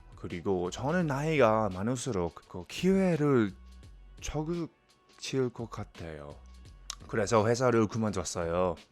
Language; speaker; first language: Korean; non-native, fluent; English